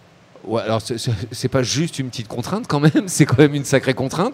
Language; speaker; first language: French; native; French